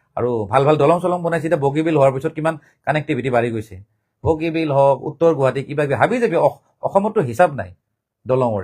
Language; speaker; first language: Assamese; native; Assamese